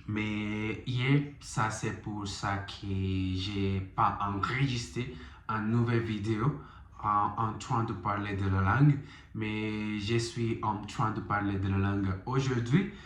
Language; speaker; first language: French; non-native, learner; Spanish